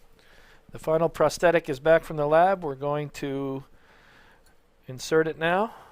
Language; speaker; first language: English; native; English